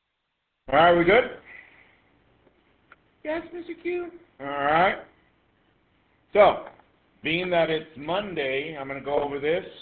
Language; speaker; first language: English; native; English